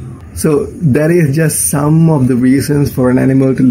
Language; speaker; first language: English; non-native, local second language; Sinhala